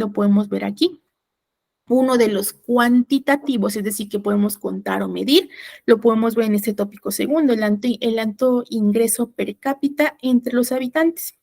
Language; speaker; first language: Spanish; native; Spanish